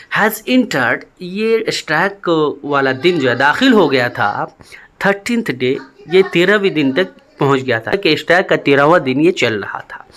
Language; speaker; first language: Urdu; native; Urdu